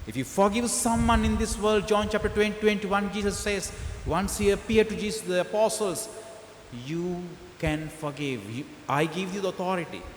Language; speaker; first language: English; non-native, local second language; Sinhala